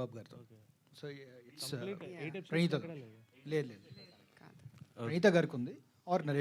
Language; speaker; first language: Telugu; native; Telugu